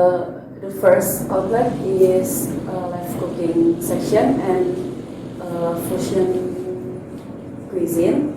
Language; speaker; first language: English; non-native, learner; Indonesian